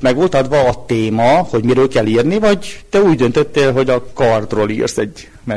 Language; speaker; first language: Hungarian; native; Hungarian